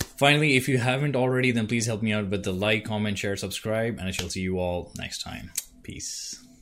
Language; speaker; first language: English; non-native, local second language; Hindi